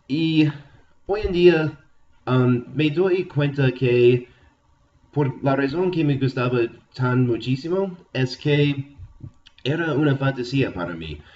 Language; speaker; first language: Spanish; non-native, fluent; English